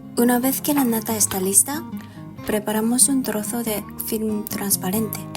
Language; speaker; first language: Spanish; non-native, fluent; Japanese